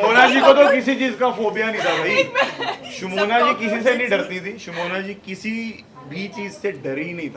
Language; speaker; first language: Hindi; native; Hindi